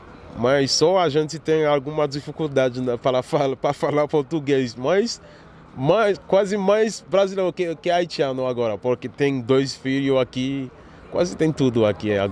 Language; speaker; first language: Portuguese; non-native, learner; Haitian Creole